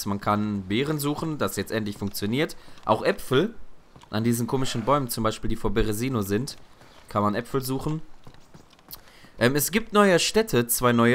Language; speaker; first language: German; native; German